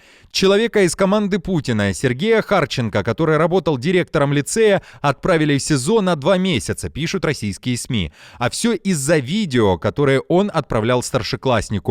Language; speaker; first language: Russian; native; Russian